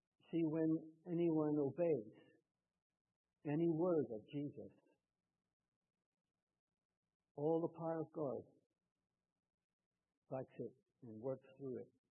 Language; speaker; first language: English; native; English